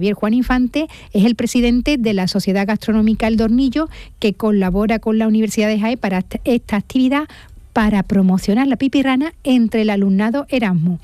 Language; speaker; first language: Spanish; native; Spanish